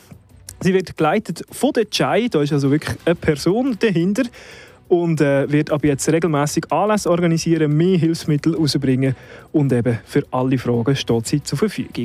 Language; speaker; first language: German; native; German